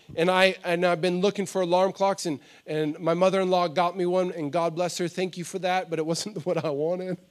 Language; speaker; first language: English; native; English